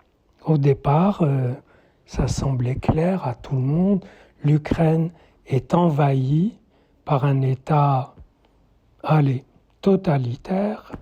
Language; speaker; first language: French; native; French